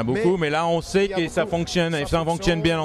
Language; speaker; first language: French; native; French